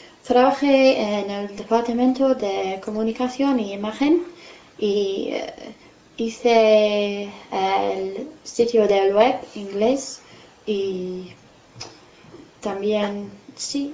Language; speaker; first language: Spanish; non-native, fluent; English